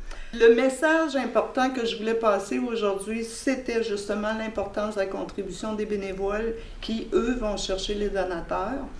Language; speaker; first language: French; native; French